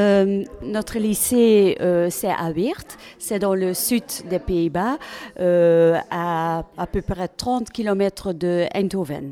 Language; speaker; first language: French; non-native, fluent; Dutch